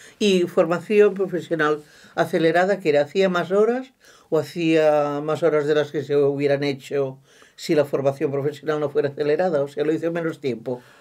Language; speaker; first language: Spanish; non-native, local second language; Catalan